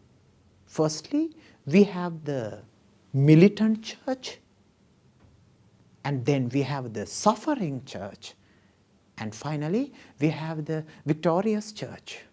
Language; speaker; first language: English; non-native, local second language; Sinhala